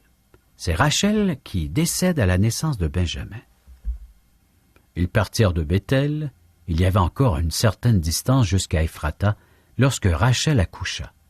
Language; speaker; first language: French; native; French